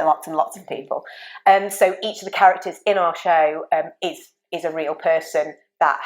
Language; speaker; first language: English; native; English